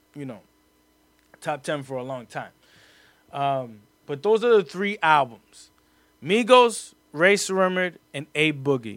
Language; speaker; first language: English; native; English